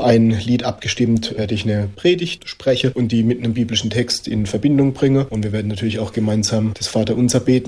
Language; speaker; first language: German; native; German